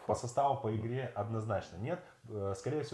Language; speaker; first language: Russian; native; Russian